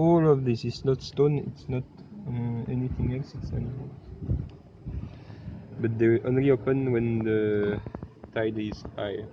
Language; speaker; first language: English; non-native, learner; French